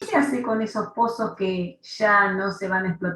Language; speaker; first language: Spanish; native; Spanish